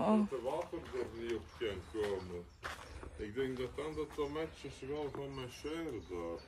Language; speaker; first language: Dutch; native; Dutch